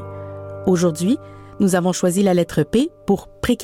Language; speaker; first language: French; native; French